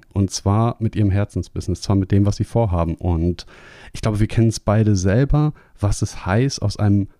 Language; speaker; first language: German; native; German